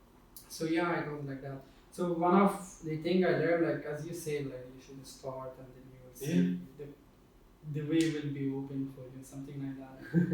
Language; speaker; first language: English; non-native, fluent; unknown